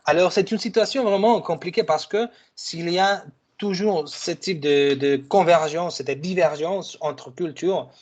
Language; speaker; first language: French; non-native, fluent; Spanish